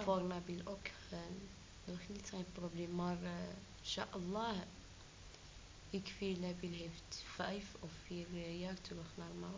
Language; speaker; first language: Dutch; non-native, learner; Arabic